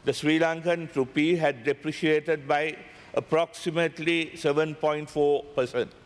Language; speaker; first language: English; non-native, local second language; Sinhala